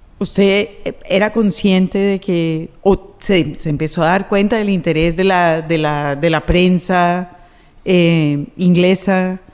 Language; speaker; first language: Spanish; native; Spanish